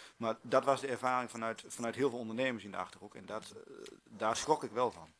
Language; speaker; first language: Dutch; native; Dutch